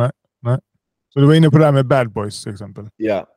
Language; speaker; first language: Swedish; early bilingual, other home language; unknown